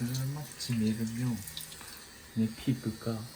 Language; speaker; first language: Korean; non-native, learner; Japanese